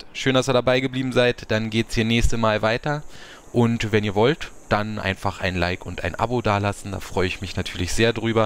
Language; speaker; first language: German; native; German